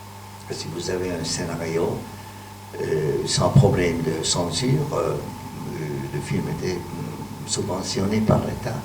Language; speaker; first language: French; non-native, fluent; Hungarian